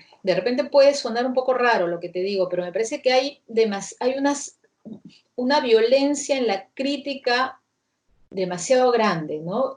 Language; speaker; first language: Spanish; native; Spanish